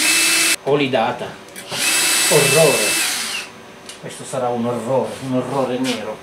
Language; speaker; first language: Italian; native; Italian